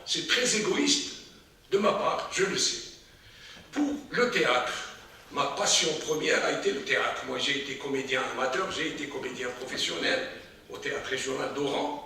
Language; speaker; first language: French; non-native, local second language; Arabic